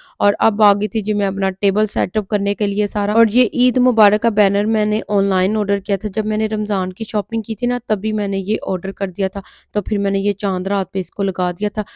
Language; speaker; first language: Urdu; non-native, local second language; Punjabi